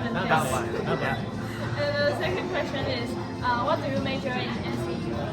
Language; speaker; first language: English; non-native, fluent; Chinese